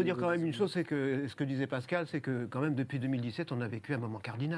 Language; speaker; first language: French; native; French